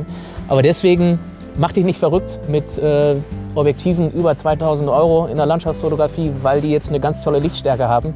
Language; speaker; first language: German; native; German